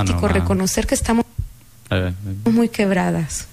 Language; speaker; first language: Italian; non-native, learner; Spanish